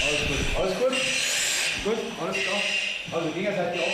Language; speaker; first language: German; native; German